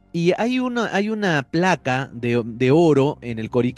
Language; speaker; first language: Spanish; native; Spanish